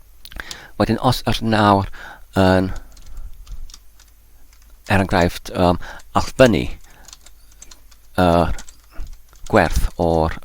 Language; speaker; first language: Welsh; non-native, learner; English